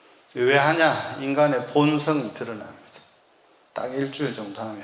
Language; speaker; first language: Korean; native; Korean